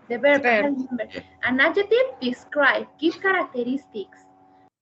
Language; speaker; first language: English; non-native, learner; Spanish